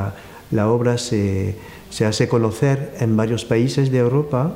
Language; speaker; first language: Spanish; non-native, fluent; French